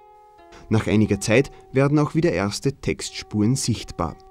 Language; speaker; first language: German; native; German